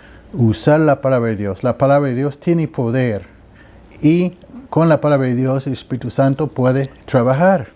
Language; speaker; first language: Spanish; non-native, learner; English